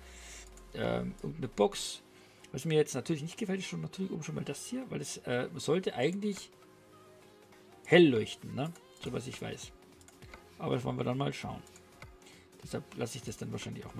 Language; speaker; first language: German; native; German